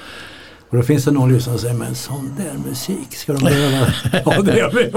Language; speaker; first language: Swedish; native; Swedish